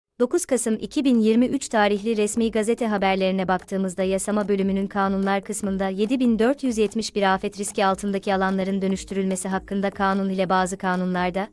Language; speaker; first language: Turkish; native; Turkish